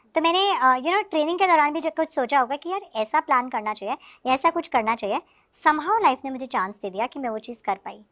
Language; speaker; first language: Hindi; native; Hindi